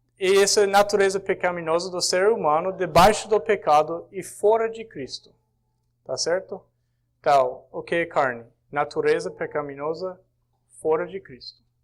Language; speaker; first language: Portuguese; non-native, fluent; English